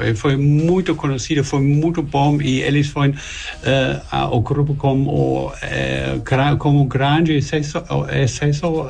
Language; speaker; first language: Portuguese; non-native, learner; German